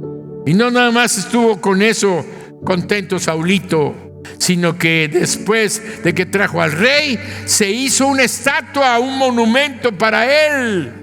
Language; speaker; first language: Spanish; native; Spanish